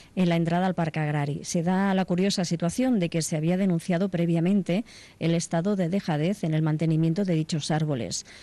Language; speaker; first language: Spanish; non-native, local second language; Catalan